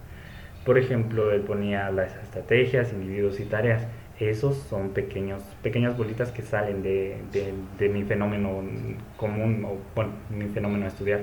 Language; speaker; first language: Spanish; native; Spanish